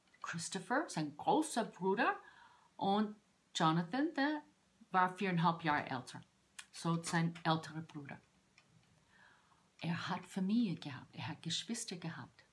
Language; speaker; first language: German; non-native, fluent; English